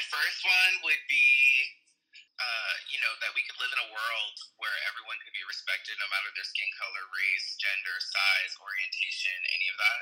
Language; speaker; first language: English; native; English